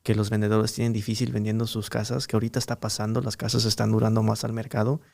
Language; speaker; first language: Spanish; early bilingual, heritage; Spanish